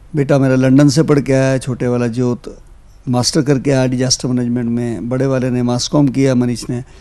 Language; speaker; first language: Hindi; native; Hindi